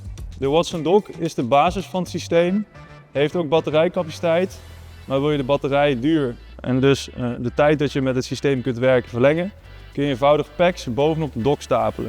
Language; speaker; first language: Dutch; native; Dutch